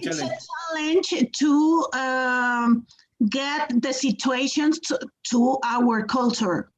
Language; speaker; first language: English; non-native, fluent; Spanish